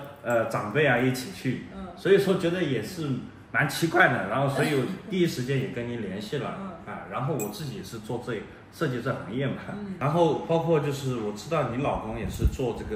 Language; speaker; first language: Chinese; native; Chinese